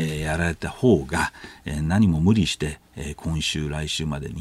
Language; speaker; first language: Japanese; native; Japanese